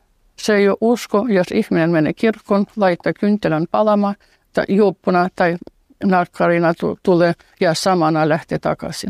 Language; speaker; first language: Finnish; non-native, fluent; Russian